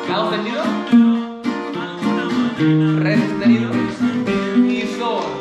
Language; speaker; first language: Spanish; native; Spanish